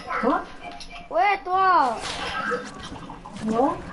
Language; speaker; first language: French; native; French